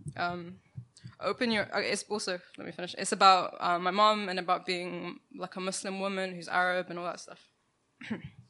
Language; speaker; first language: English; native; English